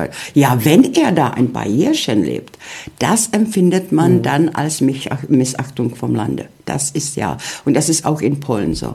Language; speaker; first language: German; early bilingual, heritage; Czech